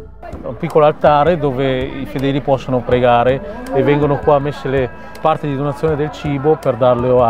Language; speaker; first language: Italian; early bilingual, other home language; Khmer